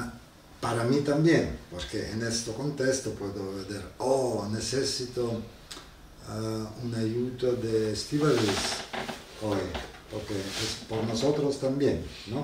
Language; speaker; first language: Spanish; non-native, learner; Italian